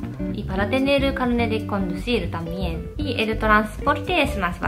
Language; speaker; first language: Spanish; non-native, fluent; Japanese